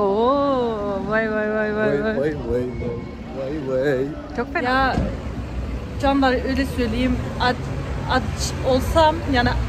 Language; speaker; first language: Turkish; non-native, learner; German